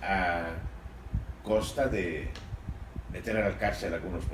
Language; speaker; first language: Spanish; native; Spanish